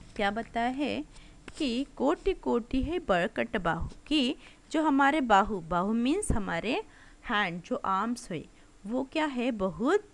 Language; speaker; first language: Hindi; non-native, local second language; Marathi